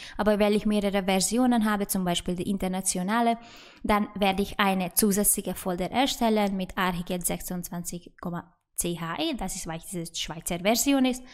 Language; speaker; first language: German; non-native, fluent; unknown